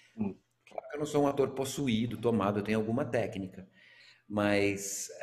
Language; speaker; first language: Portuguese; native; Portuguese